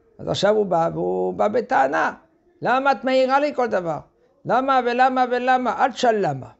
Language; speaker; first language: Hebrew; non-native, fluent; French